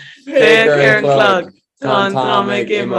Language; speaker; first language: Irish; non-native, local second language; English